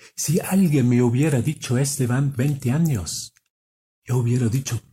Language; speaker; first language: Spanish; non-native, fluent; German